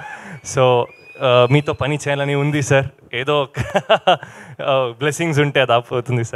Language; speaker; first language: Telugu; non-native, learner; Kannada